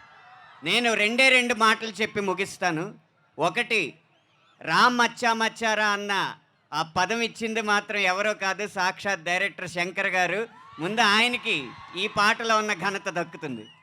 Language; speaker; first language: Telugu; native; Telugu